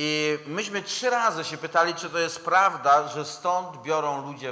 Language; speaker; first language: Polish; native; Polish